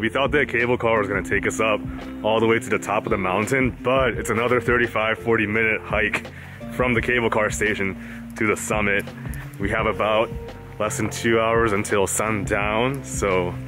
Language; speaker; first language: English; early bilingual, other home language; Japanese